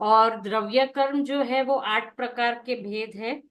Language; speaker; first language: Hindi; non-native, local second language; Gujarati